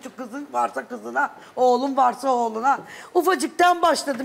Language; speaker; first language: Turkish; native; Turkish